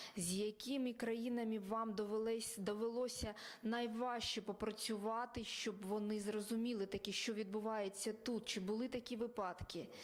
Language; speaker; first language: Ukrainian; native; Ukrainian